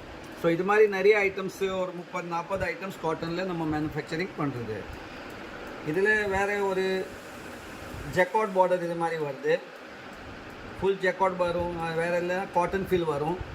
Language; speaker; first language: Tamil; non-native, fluent; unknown